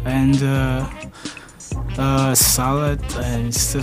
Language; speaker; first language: English; non-native, fluent; Portuguese